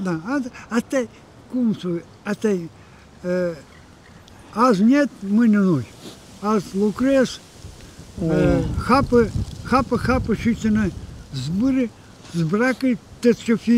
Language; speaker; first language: Romanian; non-native, local second language; Gagauz